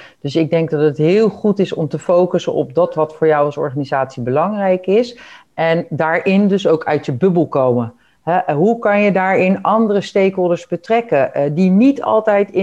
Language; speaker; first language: Dutch; native; Dutch